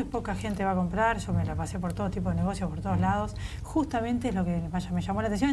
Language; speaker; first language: Spanish; native; Spanish